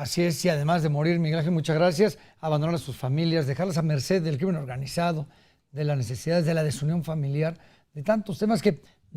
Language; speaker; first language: Spanish; native; Spanish